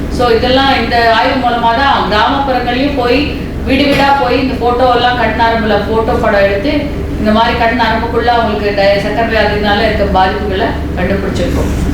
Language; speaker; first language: Tamil; native; Tamil